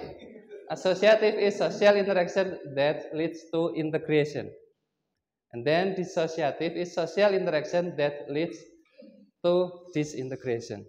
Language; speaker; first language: English; non-native, learner; Indonesian